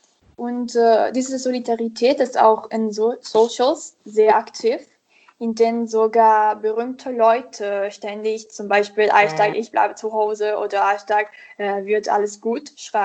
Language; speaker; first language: German; non-native, learner; Italian